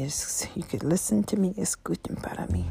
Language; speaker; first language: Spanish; non-native, learner; English